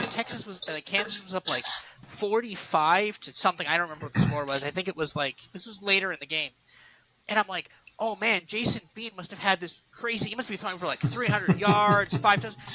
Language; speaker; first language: English; native; English